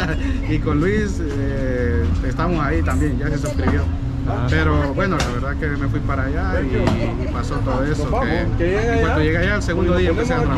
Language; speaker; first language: Spanish; native; Spanish